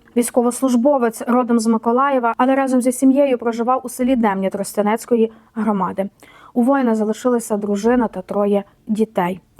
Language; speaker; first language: Ukrainian; native; Ukrainian